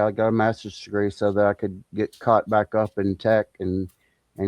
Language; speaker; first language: English; native; English